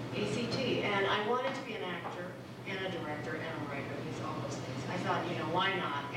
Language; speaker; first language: English; non-native, local second language; Filipino